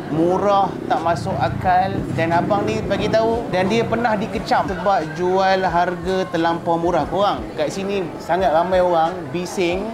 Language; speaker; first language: Malay; native; Malay